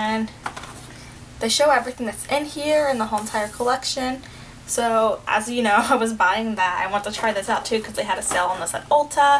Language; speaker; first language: English; native; English